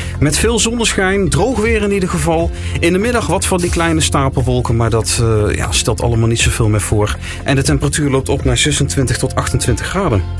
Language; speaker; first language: Dutch; native; Dutch